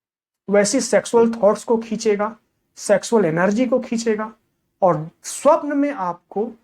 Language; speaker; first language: Hindi; native; Hindi